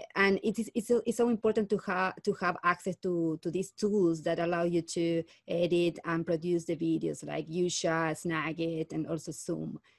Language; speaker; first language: English; non-native, fluent; Spanish